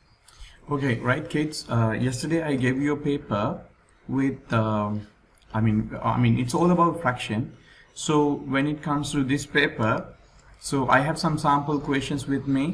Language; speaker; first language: English; non-native, local second language; Sinhala